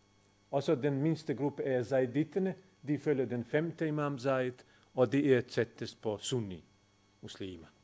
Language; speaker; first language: Danish; non-native, fluent; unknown